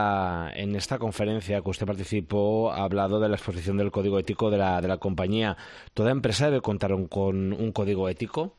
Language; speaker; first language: Spanish; native; Spanish